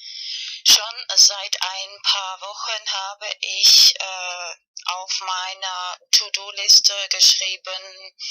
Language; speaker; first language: German; non-native, fluent; Spanish